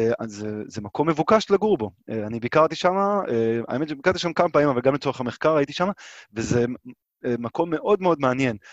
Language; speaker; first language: Hebrew; native; Hebrew